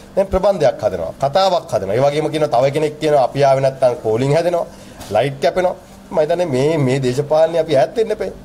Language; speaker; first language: Sinhala; native; Sinhala